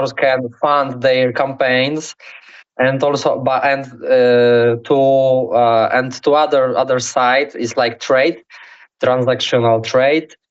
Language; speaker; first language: English; non-native, learner; Polish